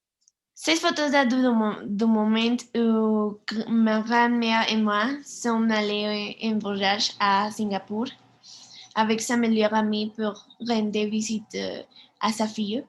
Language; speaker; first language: French; non-native, learner; Spanish